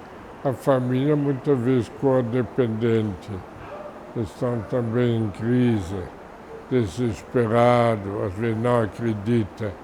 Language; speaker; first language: Portuguese; non-native, fluent; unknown